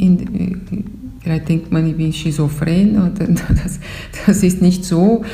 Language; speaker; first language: German; non-native, fluent; Portuguese